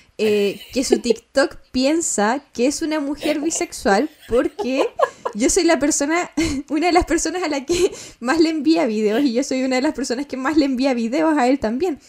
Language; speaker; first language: Spanish; native; Spanish